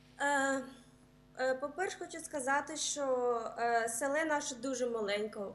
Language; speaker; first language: Ukrainian; early bilingual, heritage; Ukrainian